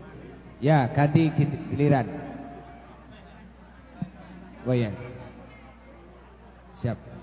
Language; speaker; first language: Indonesian; non-native, local second language; Javanese